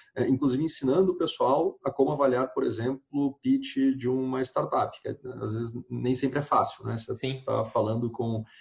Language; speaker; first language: Portuguese; native; Portuguese